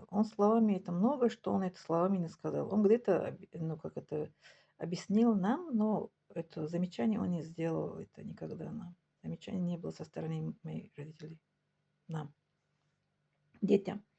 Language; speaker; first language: Russian; non-native, local second language; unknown